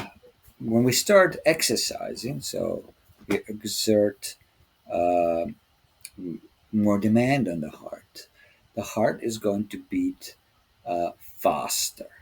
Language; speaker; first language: English; non-native, fluent; Serbian